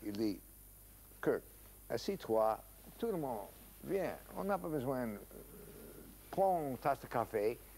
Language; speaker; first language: French; non-native, learner; English